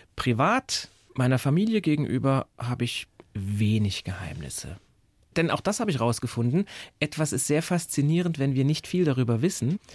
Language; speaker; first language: German; native; German